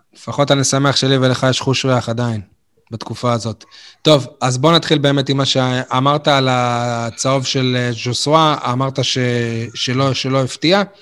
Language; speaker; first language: Hebrew; native; Hebrew